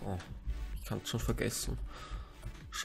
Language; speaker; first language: German; native; German